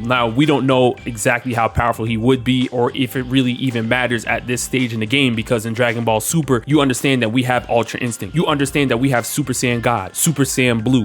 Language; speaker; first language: English; native; English